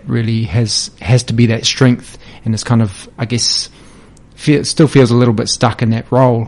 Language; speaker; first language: English; native; English